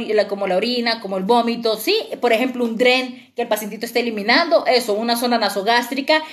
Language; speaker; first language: Spanish; native; Spanish